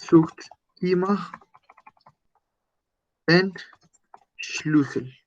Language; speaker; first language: German; non-native, learner; Spanish